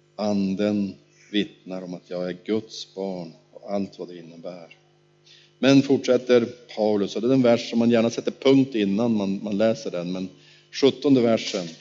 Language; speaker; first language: Swedish; native; Swedish